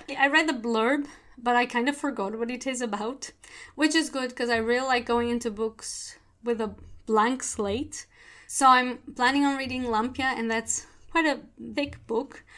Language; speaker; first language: English; non-native, fluent; Portuguese